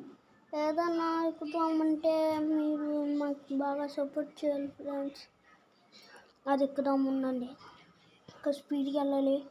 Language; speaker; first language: Telugu; native; Telugu